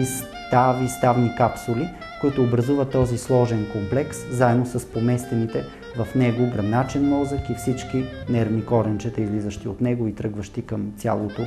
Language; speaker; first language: Bulgarian; native; Bulgarian